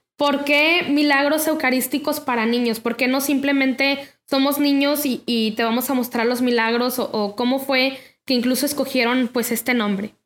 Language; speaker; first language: Spanish; native; Spanish